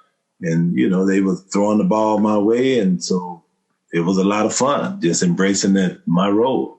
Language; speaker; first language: English; native; English